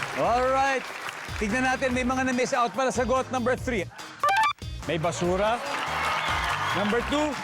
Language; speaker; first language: Filipino; native; Filipino